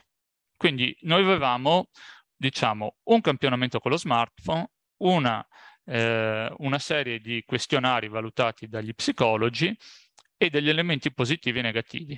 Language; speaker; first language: Italian; native; Italian